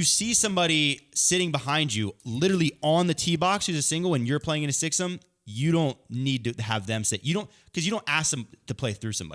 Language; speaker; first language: English; native; English